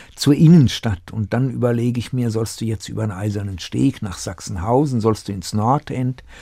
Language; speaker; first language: German; native; German